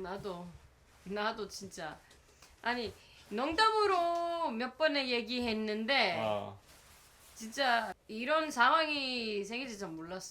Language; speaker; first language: Korean; non-native, learner; Greek